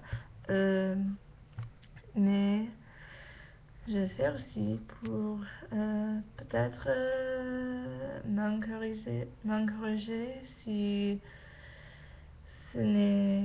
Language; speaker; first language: French; non-native, learner; English